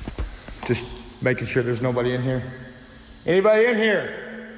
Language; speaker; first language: English; native; English